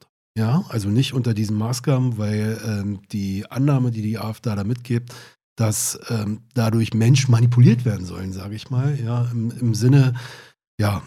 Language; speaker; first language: German; native; German